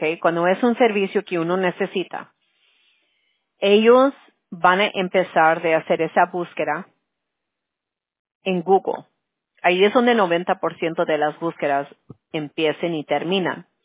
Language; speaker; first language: Spanish; early bilingual, heritage; Spanish